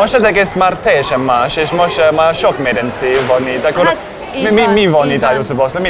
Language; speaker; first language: Hungarian; non-native, learner; English